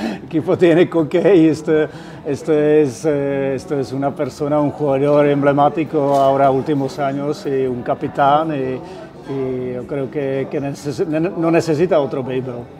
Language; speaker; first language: Spanish; non-native, fluent; Czech